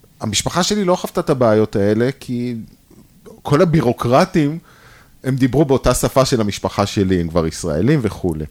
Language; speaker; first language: Hebrew; native; Hebrew